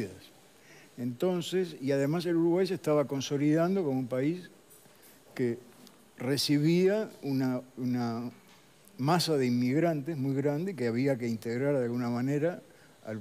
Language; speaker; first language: Spanish; native; Spanish